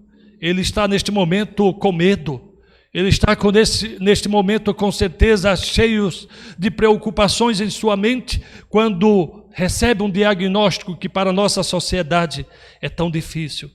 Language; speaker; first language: Portuguese; native; Portuguese